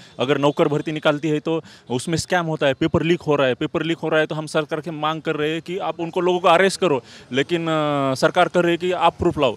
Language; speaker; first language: Hindi; non-native, local second language; Marathi